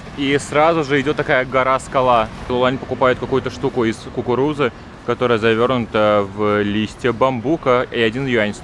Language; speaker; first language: Russian; native; Russian